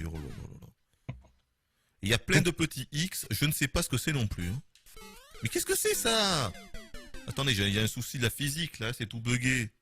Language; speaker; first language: French; native; French